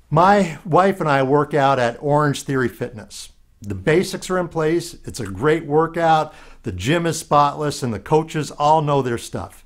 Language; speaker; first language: English; native; English